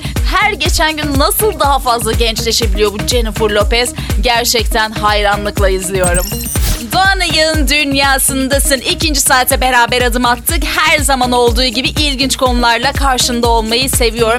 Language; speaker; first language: Turkish; native; Turkish